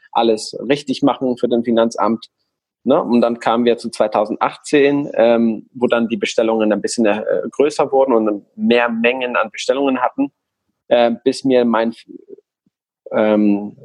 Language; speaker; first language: German; non-native, fluent; Spanish